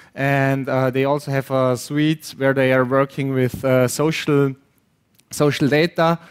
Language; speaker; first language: English; non-native, fluent; German